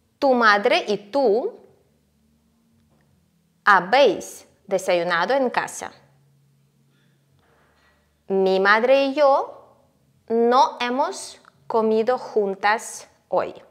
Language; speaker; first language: Spanish; non-native, fluent; Ukrainian